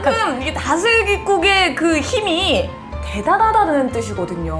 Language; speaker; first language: Korean; native; Korean